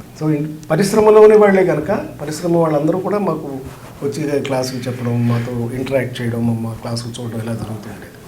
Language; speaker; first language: Telugu; native; Telugu